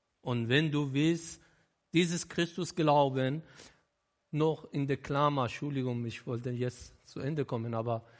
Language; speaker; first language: German; non-native, learner; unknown